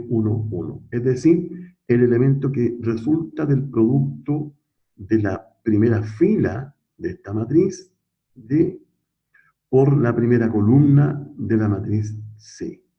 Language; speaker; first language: Spanish; native; Spanish